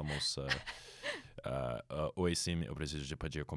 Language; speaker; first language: Portuguese; non-native, learner; English